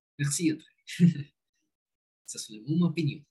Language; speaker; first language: French; non-native, learner; Spanish